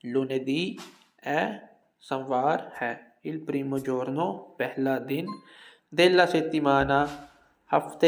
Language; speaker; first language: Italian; non-native, fluent; Urdu